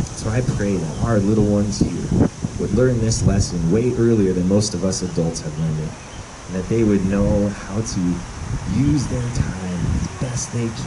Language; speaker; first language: English; native; English